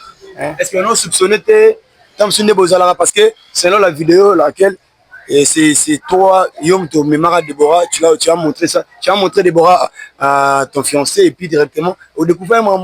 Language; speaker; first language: French; non-native, local second language; Lingala